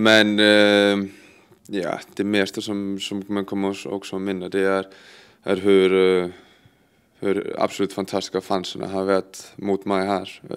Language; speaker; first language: Swedish; non-native, fluent; Icelandic